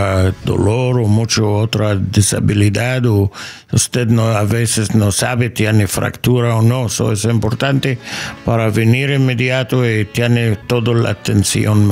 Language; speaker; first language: Spanish; non-native, learner; English